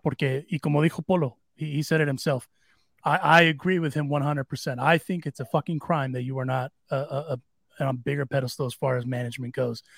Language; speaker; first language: English; early bilingual, other home language; Spanish